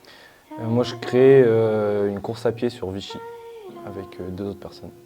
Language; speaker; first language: French; native; French